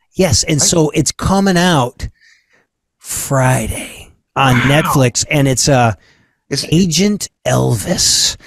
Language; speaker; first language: English; native; English